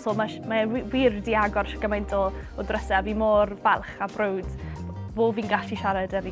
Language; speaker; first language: Welsh; native; Welsh